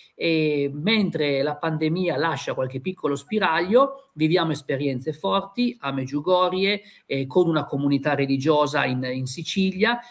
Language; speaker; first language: Italian; native; Italian